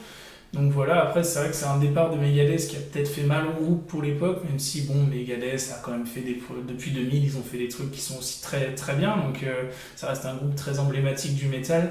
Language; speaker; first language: French; native; French